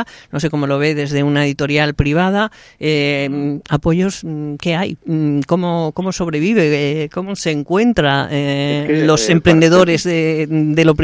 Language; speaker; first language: Spanish; native; Spanish